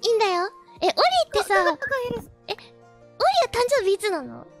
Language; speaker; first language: Japanese; native; Japanese